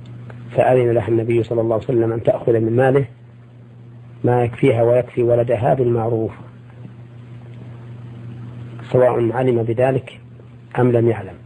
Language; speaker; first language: Arabic; native; Arabic